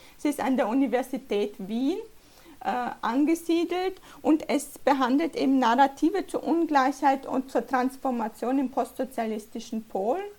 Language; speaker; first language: German; early bilingual, other home language; Polish